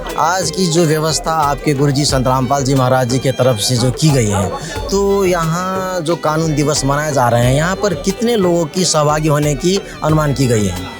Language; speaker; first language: Hindi; non-native, local second language; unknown